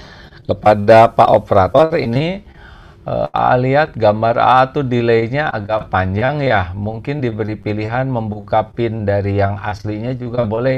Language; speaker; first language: Indonesian; native; Indonesian